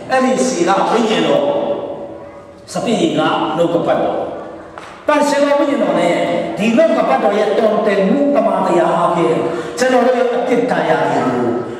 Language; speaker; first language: Burmese; non-native, local second language; Tedim Chin